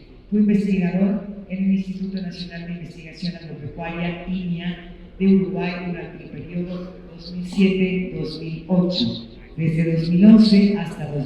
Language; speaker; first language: Spanish; native; Spanish